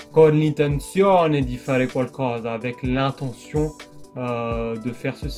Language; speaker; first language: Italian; non-native, fluent; French